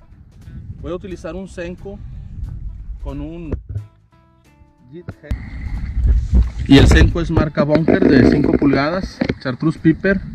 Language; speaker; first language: Spanish; native; Spanish